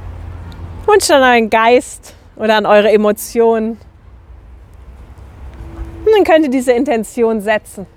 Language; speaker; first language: German; native; German